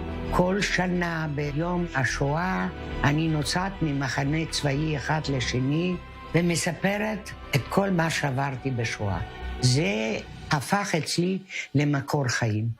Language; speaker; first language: Hebrew; early bilingual, other home language; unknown